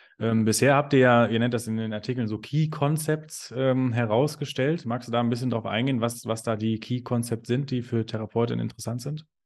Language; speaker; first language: German; native; German